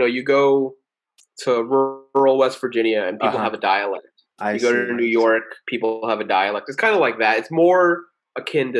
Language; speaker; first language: English; early bilingual, other home language; Spanish